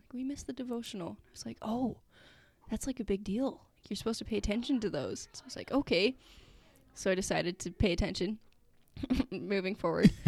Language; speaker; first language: English; native; English